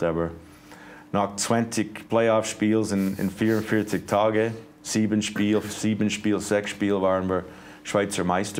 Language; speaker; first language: German; non-native, fluent; English